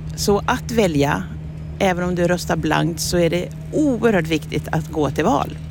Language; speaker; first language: Swedish; native; Swedish